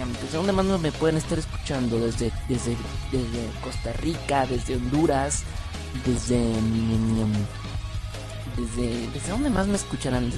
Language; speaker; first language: Spanish; native; Spanish